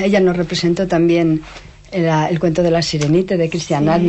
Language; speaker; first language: Spanish; native; Spanish